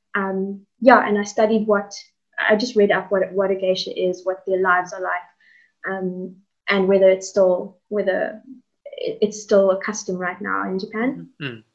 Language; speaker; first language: English; native; English